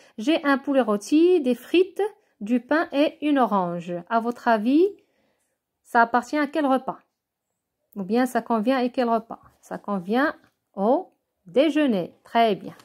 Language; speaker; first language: French; non-native, local second language; Arabic